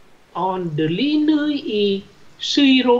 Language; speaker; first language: Russian; non-native, learner; Vietnamese